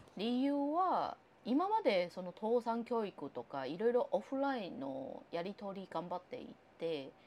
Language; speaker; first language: Japanese; non-native, fluent; Chinese